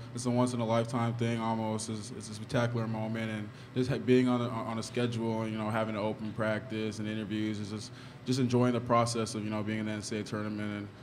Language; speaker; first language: English; native; English